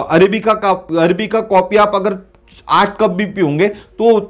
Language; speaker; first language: Hindi; non-native, local second language; Marathi